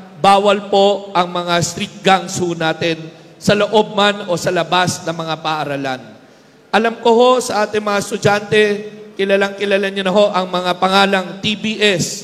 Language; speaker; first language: Filipino; native; Filipino